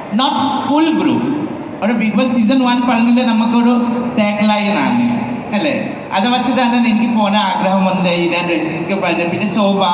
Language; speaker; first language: Malayalam; non-native, local second language; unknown